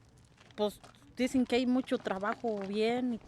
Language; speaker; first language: Spanish; native; Spanish